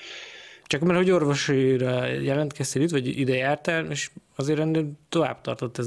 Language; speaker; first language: Hungarian; native; Hungarian